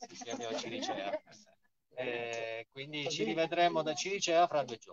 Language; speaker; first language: Italian; native; Italian